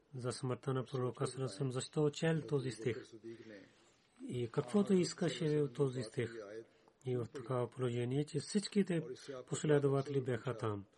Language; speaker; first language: Bulgarian; non-native, learner; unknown